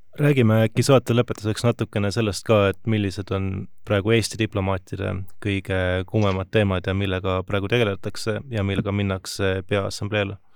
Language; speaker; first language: Estonian; native; Estonian